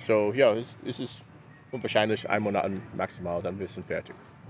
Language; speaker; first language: German; non-native, learner; English